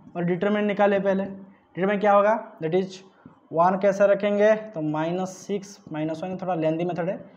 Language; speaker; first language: Hindi; non-native, local second language; Odia